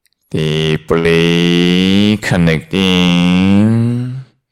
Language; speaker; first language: English; non-native, fluent; Chinese